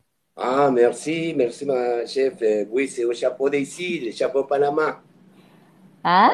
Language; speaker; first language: French; non-native, fluent; Spanish